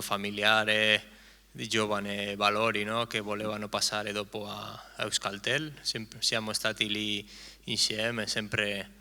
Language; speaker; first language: Italian; non-native, fluent; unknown